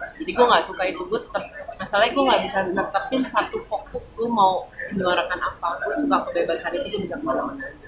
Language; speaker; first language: Indonesian; early bilingual, other home language; German